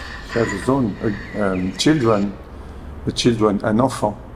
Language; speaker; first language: English; non-native, learner; French